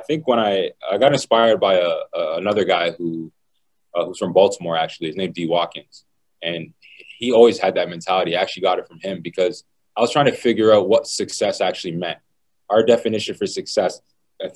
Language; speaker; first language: English; native; English